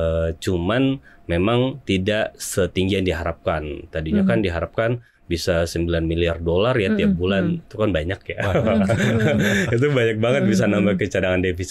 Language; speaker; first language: Indonesian; native; Indonesian